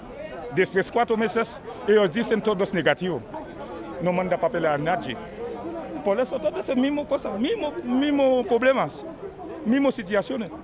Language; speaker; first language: Spanish; non-native, learner; Haitian Creole